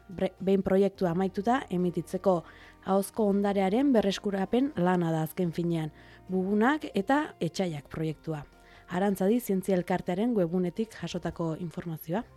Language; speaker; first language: Basque; native; Basque